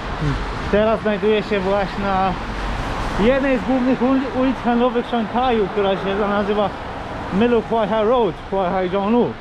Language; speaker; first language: Polish; native; Polish